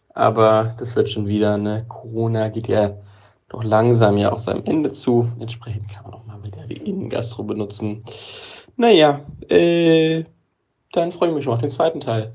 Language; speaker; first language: German; native; German